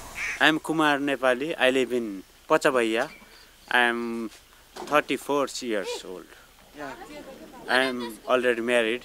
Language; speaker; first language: English; non-native, learner; Nepali